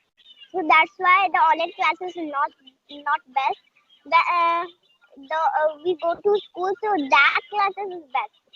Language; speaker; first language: English; non-native, learner; Hindi